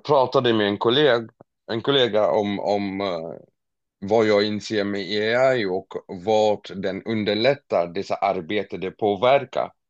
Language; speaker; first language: Swedish; non-native, fluent; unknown